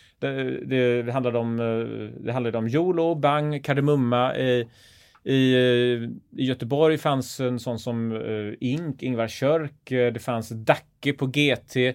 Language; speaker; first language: Swedish; native; Swedish